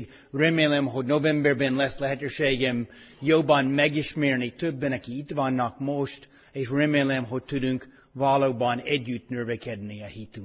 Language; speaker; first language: Hungarian; non-native, fluent; English